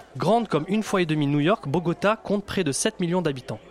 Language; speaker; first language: French; native; French